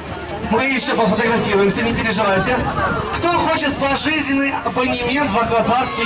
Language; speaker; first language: Russian; native; Russian